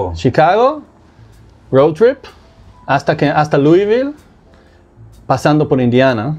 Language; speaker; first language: Spanish; non-native, fluent; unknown